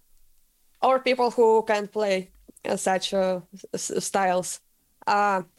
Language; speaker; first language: English; non-native, learner; Russian